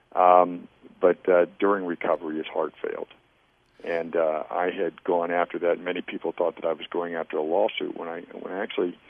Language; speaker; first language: English; native; English